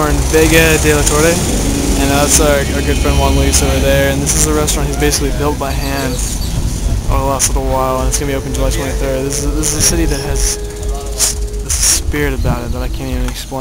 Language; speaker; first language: English; native; English